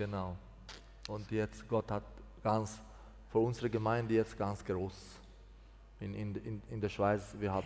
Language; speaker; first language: German; non-native, learner; Persian